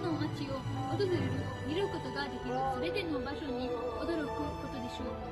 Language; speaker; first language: Japanese; non-native, learner; Arabic